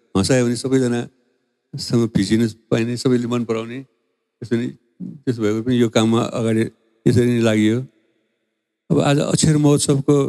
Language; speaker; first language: Nepali; non-native, local second language; Newari